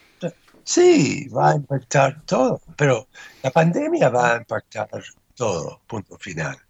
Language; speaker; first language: Spanish; non-native, fluent; English